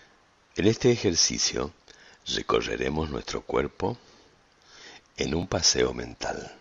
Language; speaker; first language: Spanish; native; Spanish